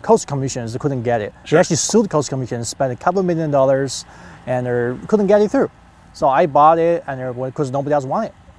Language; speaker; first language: English; non-native, fluent; Chinese